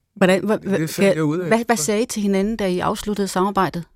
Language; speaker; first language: Danish; native; Danish